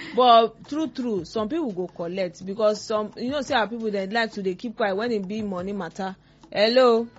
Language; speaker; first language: Nigerian Pidgin; non-native, local second language; Yoruba